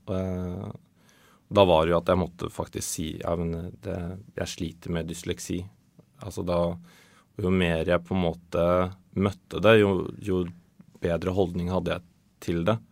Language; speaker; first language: Norwegian; early bilingual, other home language; Swedish